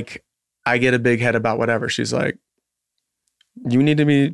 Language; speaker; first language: English; native; English